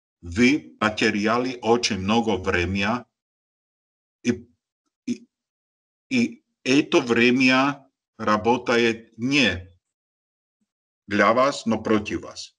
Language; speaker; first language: Russian; non-native, learner; Slovak